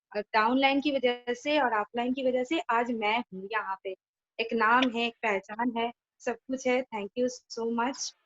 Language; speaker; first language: Hindi; non-native, local second language; Bangla